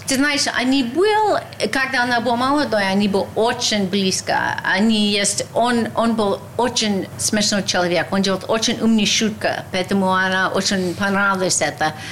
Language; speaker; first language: Russian; non-native, learner; English